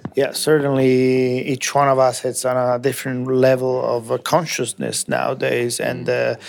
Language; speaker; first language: English; non-native, fluent; Italian